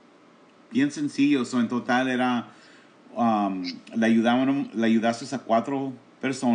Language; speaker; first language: Spanish; early bilingual, heritage; Spanish